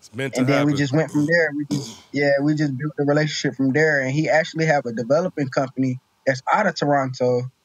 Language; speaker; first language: English; native; English